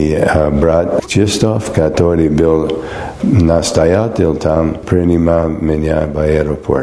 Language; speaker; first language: Russian; non-native, learner; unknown